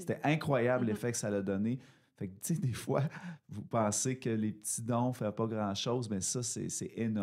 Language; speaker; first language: French; native; French